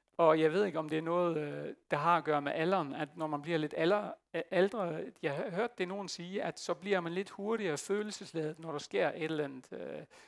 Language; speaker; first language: Danish; non-native, fluent; Dutch